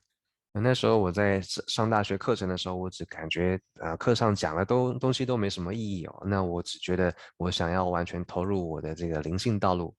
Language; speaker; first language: Chinese; native; Chinese